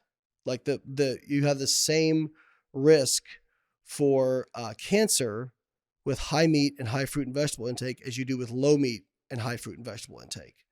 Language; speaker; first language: English; native; English